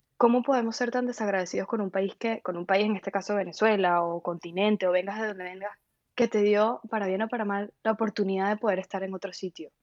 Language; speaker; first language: Spanish; native; Spanish